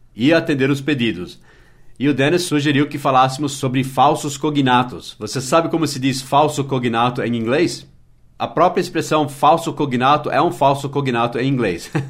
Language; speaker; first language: Portuguese; non-native, fluent; English